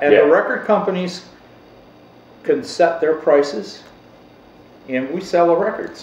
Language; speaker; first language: English; native; English